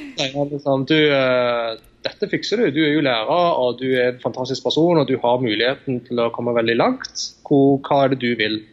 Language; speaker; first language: Norwegian; early bilingual, other home language; Tamil